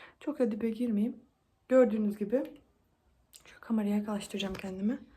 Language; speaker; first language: Turkish; native; Turkish